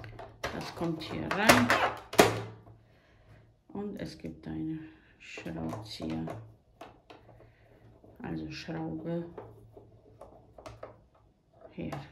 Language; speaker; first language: German; non-native, fluent; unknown